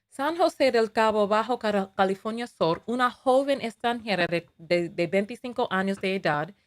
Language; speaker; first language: Spanish; non-native, learner; English